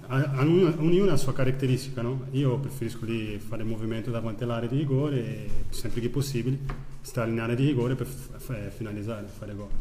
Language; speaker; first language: Italian; non-native, fluent; Portuguese